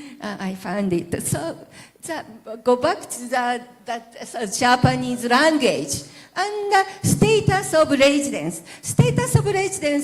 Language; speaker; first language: English; non-native, learner; Japanese